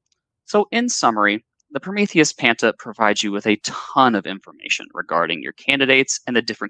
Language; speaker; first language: English; native; English